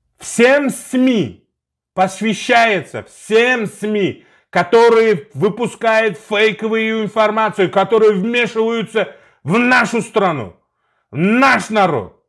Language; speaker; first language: Russian; non-native, local second language; Uzbek